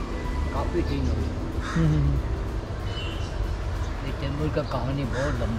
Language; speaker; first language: Hindi; non-native, local second language; Chinese